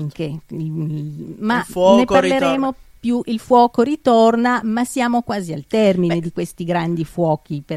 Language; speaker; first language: Italian; native; Italian